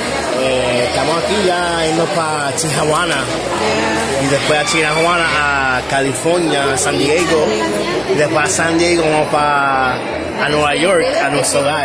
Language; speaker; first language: Spanish; early bilingual, heritage; Spanish